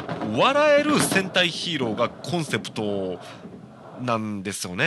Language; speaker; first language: Japanese; native; Japanese